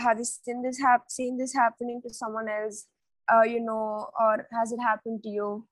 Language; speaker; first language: English; non-native, local second language; Tamil